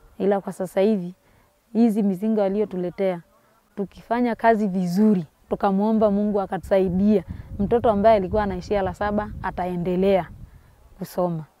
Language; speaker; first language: Swahili; non-native, local second language; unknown